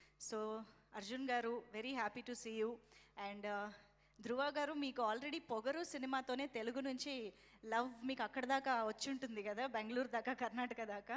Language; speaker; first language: Telugu; native; Telugu